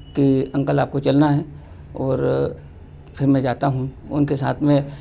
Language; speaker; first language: Hindi; native; Hindi